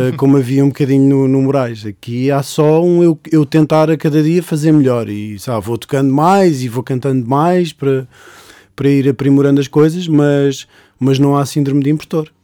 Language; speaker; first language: Portuguese; native; Portuguese